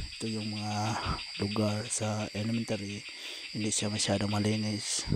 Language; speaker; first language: Filipino; non-native, local second language; Cebuano